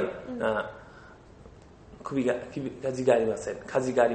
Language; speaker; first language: Japanese; non-native, learner; Bangla